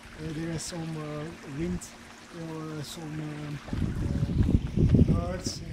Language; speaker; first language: English; non-native, fluent; Dutch